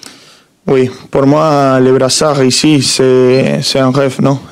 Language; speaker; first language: French; non-native, fluent; Spanish